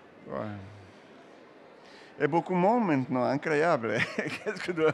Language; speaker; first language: French; non-native, learner; Serbian